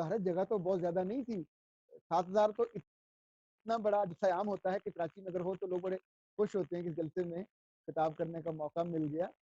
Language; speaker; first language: Urdu; non-native, local second language; Punjabi